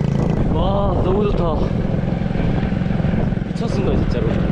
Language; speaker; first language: Korean; native; Korean